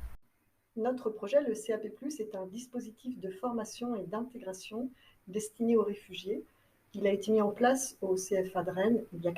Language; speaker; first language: French; native; French